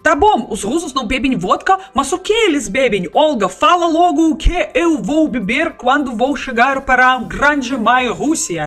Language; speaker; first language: Portuguese; non-native, fluent; Russian